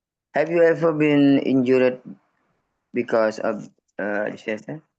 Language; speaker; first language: English; non-native, learner; Indonesian